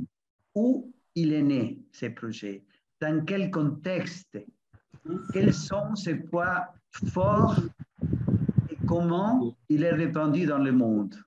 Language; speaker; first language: French; non-native, fluent; Spanish